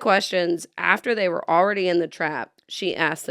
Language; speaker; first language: English; native; English